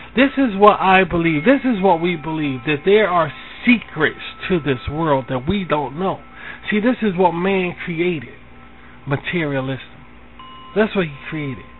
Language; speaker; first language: English; native; English